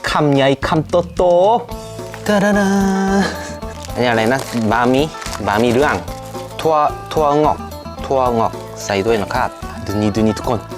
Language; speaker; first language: Thai; non-native, fluent; Korean